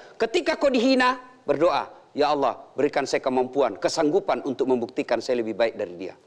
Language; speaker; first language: Indonesian; native; Indonesian